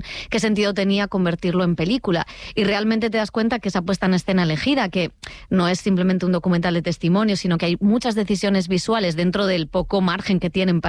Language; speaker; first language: Spanish; native; Spanish